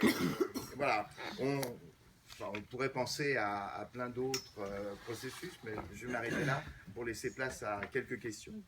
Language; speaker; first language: French; native; French